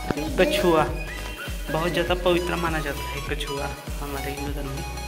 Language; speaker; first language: Hindi; non-native, local second language; Marathi